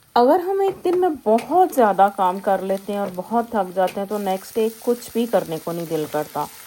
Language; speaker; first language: Urdu; native; Urdu